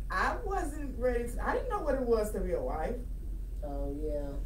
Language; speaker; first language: English; native; English